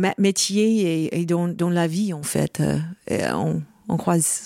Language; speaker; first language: French; non-native, learner; English